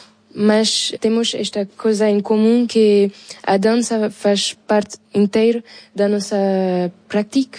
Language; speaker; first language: Portuguese; non-native, learner; French